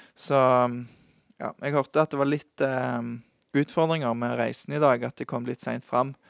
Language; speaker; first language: Norwegian; native; Norwegian